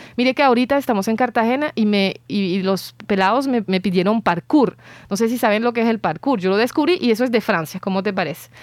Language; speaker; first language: Spanish; non-native, fluent; French